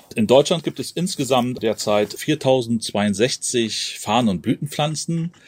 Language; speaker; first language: German; native; German